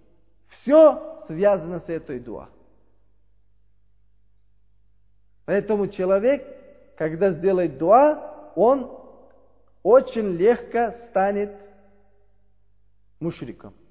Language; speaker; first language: Russian; non-native, learner; Uzbek